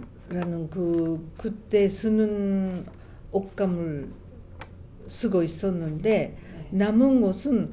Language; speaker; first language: Korean; non-native, fluent; Japanese